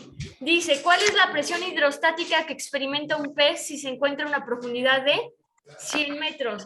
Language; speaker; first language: Spanish; native; Spanish